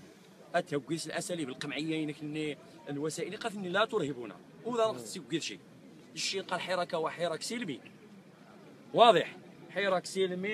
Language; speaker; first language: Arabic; non-native, local second language; Riffian